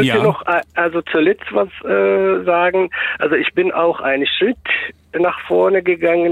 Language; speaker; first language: German; non-native, fluent; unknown